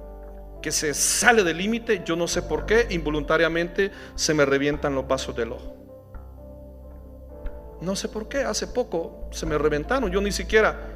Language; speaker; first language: Spanish; native; Spanish